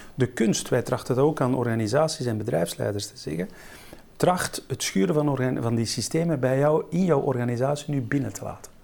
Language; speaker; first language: Dutch; native; Dutch